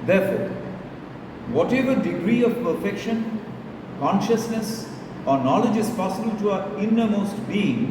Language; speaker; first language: English; non-native, local second language; Bangla